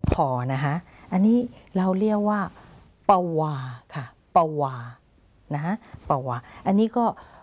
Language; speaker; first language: Thai; non-native, fluent; Burmese